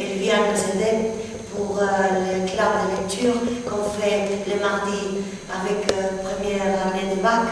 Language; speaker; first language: French; non-native, fluent; Spanish